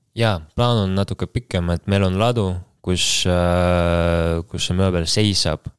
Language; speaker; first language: Estonian; non-native, local second language; Russian